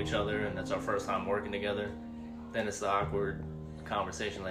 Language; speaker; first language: English; native; English